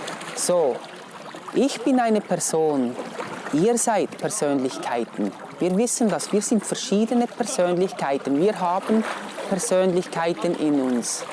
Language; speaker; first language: German; non-native, fluent; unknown